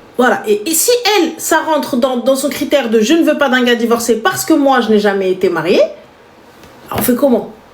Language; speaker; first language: French; native; French